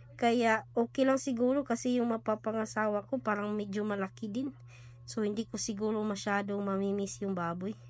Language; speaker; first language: Filipino; non-native, local second language; Cebuano